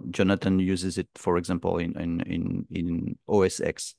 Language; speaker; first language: English; non-native, fluent; French